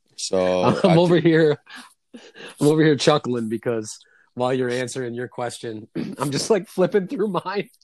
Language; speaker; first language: English; native; English